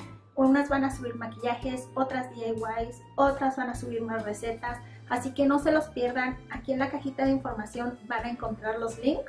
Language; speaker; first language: Spanish; native; Spanish